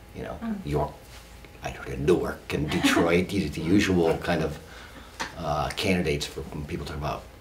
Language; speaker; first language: English; native; English